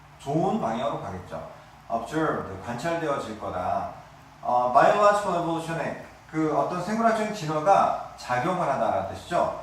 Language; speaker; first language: Korean; native; Korean